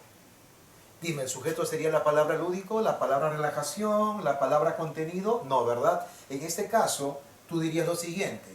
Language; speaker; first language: Spanish; native; Spanish